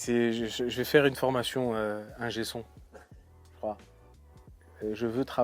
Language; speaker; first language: French; native; French